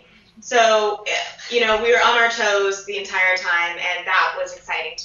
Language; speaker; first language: English; native; English